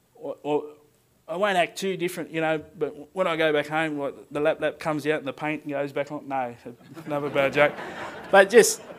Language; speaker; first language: English; native; English